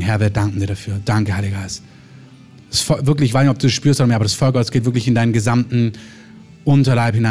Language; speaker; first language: German; native; German